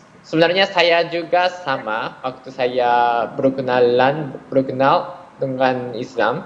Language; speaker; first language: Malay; non-native, fluent; Japanese